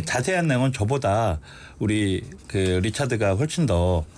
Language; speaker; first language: Korean; native; Korean